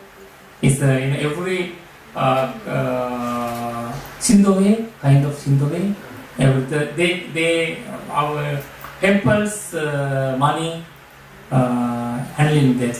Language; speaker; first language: English; non-native, learner; Sinhala